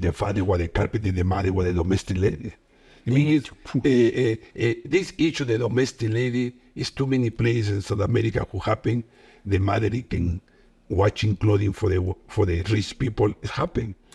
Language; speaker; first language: English; non-native, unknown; Spanish